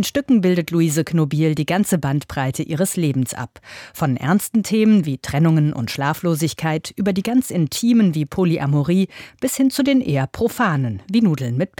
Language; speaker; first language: German; native; German